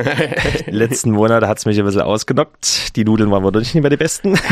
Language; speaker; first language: German; native; German